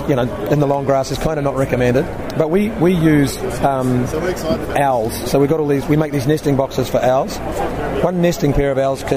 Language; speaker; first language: English; native; English